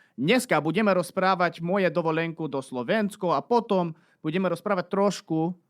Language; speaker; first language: Slovak; early bilingual, heritage; Slovak